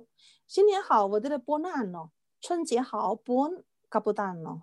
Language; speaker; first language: Italian; non-native, learner; Chinese